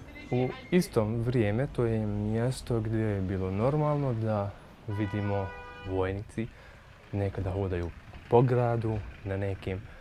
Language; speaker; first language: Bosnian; non-native, fluent; Arabic